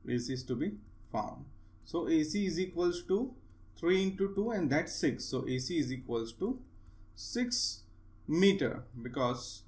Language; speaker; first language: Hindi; non-native, local second language; Gujarati